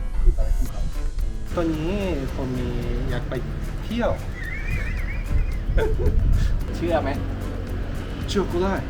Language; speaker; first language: Thai; non-native, learner; Japanese